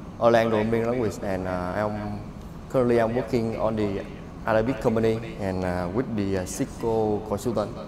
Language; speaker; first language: English; non-native, learner; Vietnamese